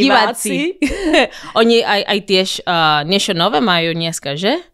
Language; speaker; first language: Slovak; non-native, fluent; Spanish